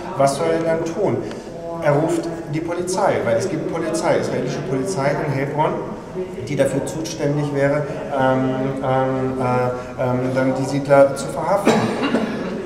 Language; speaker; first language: German; native; German